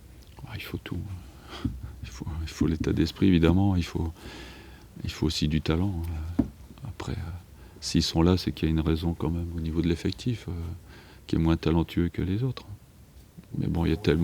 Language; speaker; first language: French; native; French